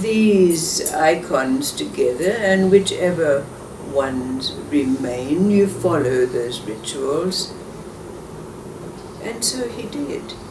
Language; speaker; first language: English; native; English